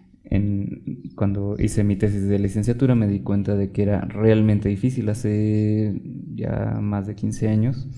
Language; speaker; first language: Spanish; native; Spanish